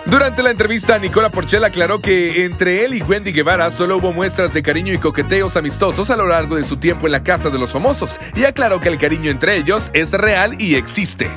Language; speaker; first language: Spanish; native; Spanish